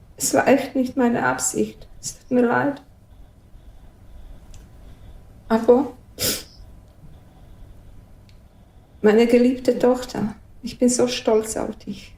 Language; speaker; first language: German; non-native, fluent; Bosnian